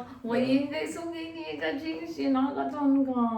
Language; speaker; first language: Chinese; non-native, learner; Filipino